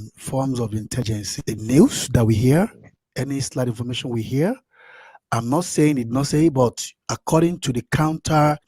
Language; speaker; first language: English; non-native, local second language; Yoruba